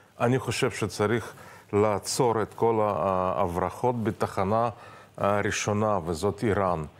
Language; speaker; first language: Hebrew; non-native, fluent; Russian